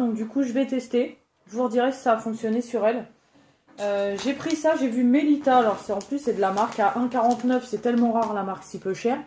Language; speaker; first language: French; native; French